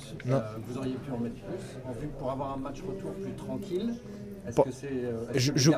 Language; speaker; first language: French; native; French